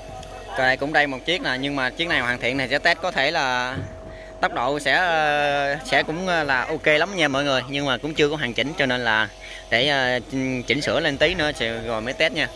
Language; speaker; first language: Vietnamese; native; Vietnamese